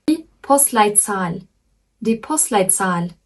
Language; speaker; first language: German; non-native, fluent; Kyrgyz